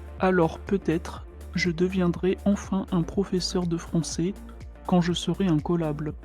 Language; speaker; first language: French; native; French